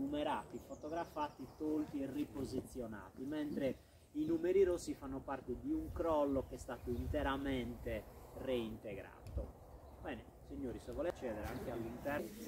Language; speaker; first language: Italian; native; Italian